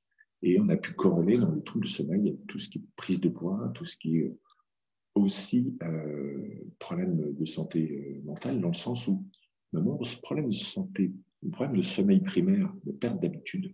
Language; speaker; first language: French; native; French